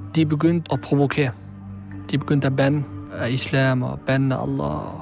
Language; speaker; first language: Danish; early bilingual, other home language; Arabic